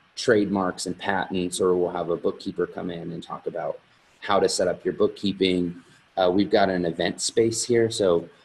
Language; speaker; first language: English; native; English